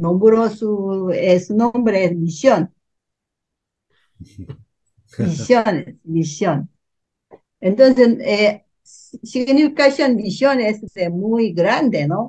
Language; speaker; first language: Spanish; non-native, learner; Korean